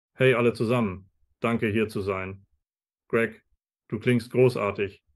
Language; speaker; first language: German; non-native, fluent; Spanish